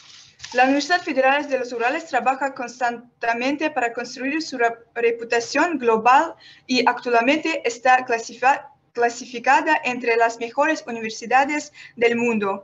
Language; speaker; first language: Spanish; non-native, learner; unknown